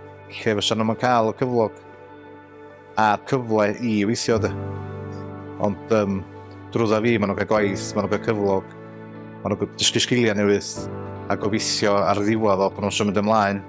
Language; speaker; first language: Welsh; native; Welsh